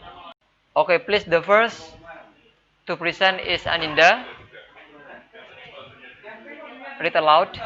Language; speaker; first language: English; non-native, fluent; Indonesian